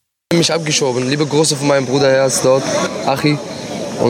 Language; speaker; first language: German; non-native, learner; Arabic